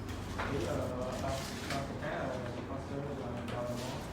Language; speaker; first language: French; non-native, learner; Khmer